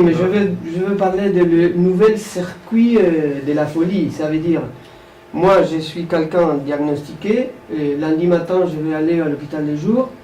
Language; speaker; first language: French; non-native, fluent; Spanish